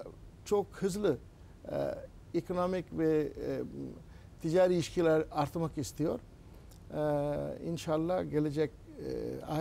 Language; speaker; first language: Turkish; non-native, learner; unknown